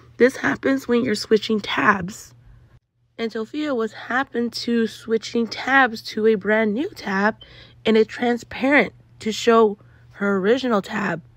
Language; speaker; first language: English; native; English